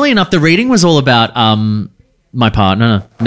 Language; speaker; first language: English; native; English